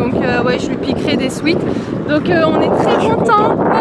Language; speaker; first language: French; native; French